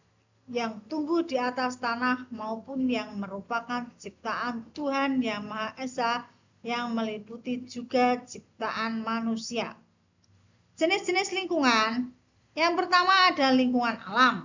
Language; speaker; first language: Indonesian; native; Indonesian